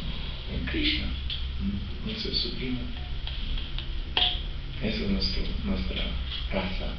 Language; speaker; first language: Spanish; non-native, fluent; French